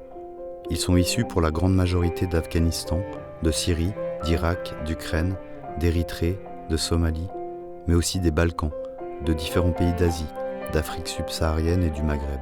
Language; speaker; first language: French; native; French